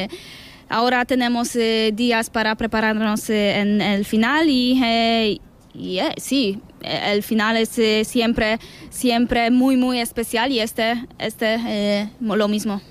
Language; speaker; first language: Spanish; non-native, learner; Polish